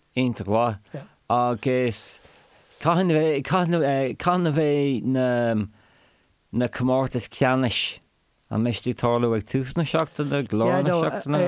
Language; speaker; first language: Irish; non-native, local second language; English